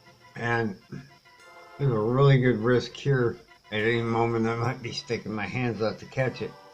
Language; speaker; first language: English; native; English